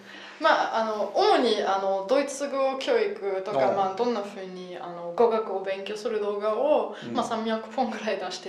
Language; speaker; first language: Japanese; non-native, fluent; German